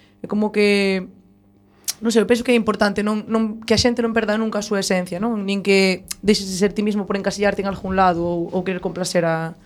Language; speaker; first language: Galician; non-native, local second language; Spanish